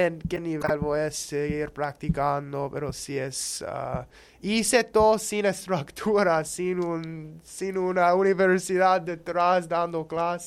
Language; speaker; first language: Spanish; non-native, fluent; English